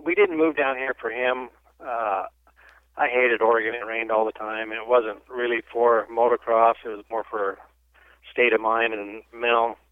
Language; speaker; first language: English; native; English